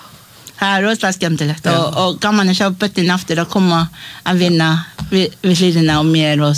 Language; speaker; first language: Icelandic; non-native, learner; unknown